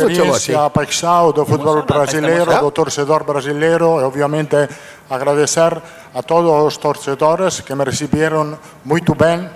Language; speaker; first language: Portuguese; non-native, fluent; Italian